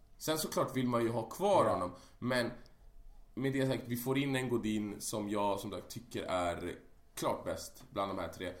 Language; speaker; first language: Swedish; native; Swedish